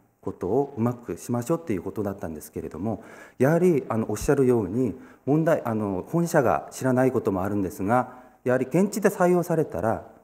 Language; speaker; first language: Japanese; non-native, fluent; Korean